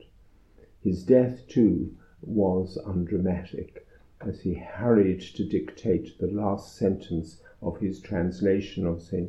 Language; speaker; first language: English; native; English